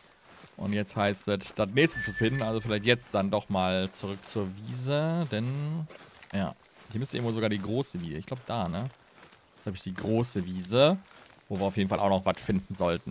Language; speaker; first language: German; native; German